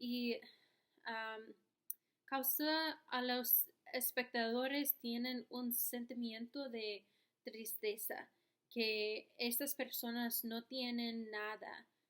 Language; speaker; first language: Spanish; non-native, learner; English